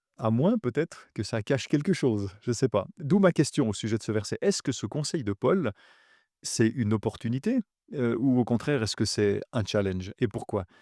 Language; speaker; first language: French; native; French